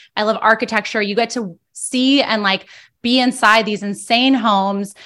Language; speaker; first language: English; early bilingual, other home language; Spanish